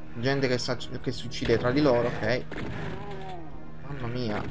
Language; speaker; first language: Italian; native; Italian